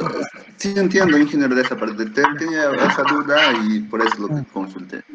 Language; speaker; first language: Spanish; native; Spanish